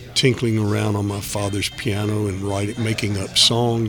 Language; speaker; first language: English; native; English